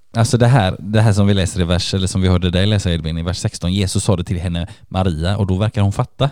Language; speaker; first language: Swedish; native; Swedish